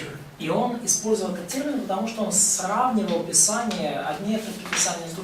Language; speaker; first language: Russian; native; Russian